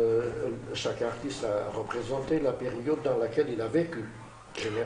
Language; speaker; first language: French; non-native, fluent; Romanian